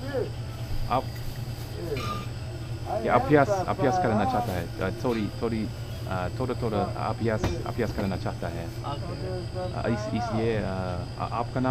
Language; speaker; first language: Hindi; non-native, learner; English